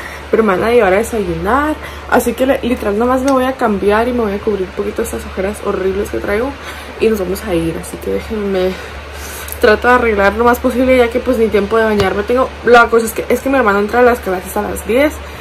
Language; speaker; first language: Spanish; early bilingual, heritage; Spanish